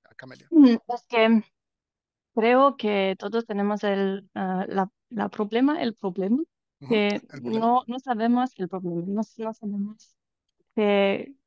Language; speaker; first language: Spanish; non-native, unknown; Romanian